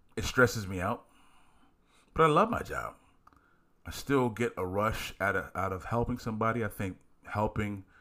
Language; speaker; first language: English; native; English